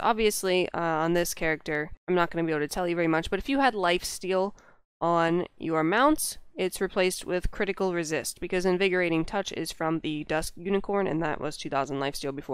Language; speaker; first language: English; native; English